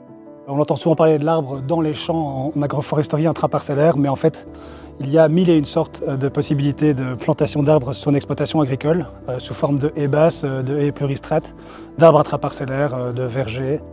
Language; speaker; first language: French; native; French